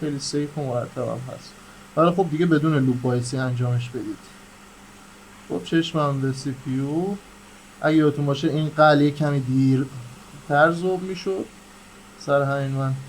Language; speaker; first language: Persian; native; Persian